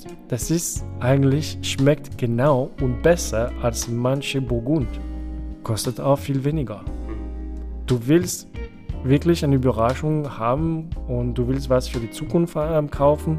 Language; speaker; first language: German; non-native, fluent; French